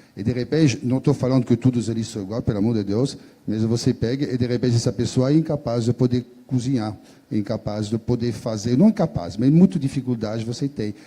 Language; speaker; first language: Portuguese; non-native, fluent; French